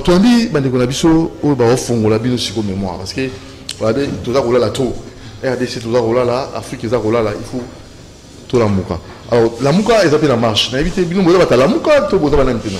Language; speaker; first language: French; non-native, local second language; Lingala